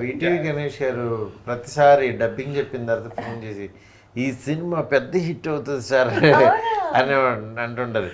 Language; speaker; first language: Telugu; native; Telugu